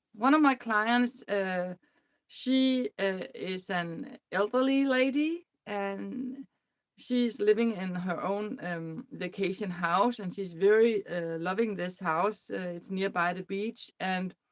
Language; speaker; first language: English; non-native, fluent; Danish